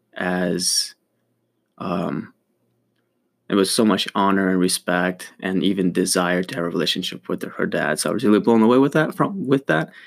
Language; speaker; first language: English; early bilingual, other home language; Ukrainian